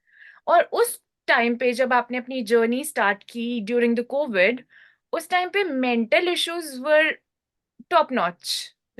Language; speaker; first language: Hindi; native; Hindi